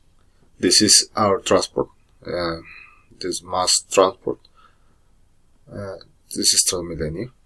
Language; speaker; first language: English; non-native, learner; Spanish